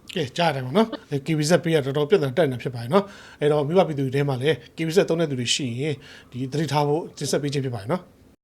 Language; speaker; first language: Burmese; native; Burmese